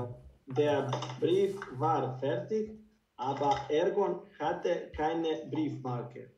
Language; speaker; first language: German; non-native, learner; Bosnian